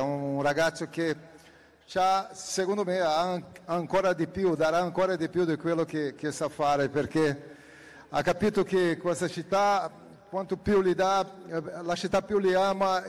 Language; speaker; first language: Italian; non-native, fluent; Portuguese